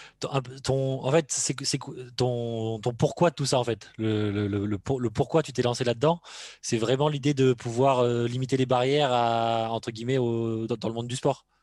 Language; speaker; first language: French; native; French